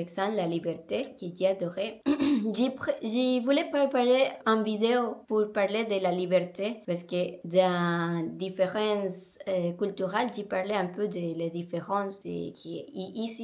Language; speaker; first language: French; non-native, learner; Spanish